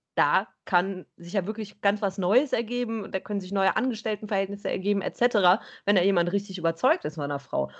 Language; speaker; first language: German; native; German